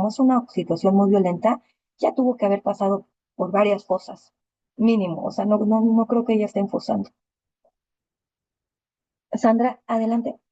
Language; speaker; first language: Spanish; native; Spanish